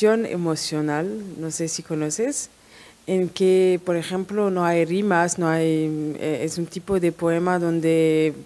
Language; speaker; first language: Spanish; non-native, fluent; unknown